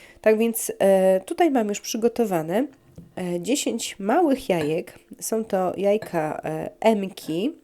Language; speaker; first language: Polish; native; Polish